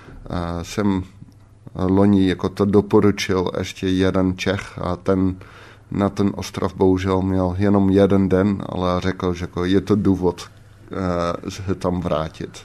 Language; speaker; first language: Czech; non-native, fluent; Dutch